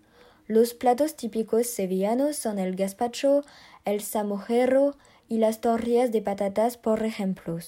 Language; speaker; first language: Spanish; non-native, learner; French